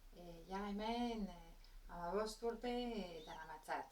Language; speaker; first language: Basque; non-native, learner; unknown